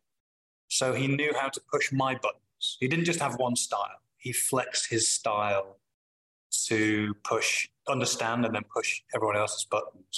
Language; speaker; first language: English; native; English